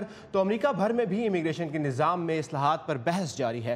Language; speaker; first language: Urdu; native; Urdu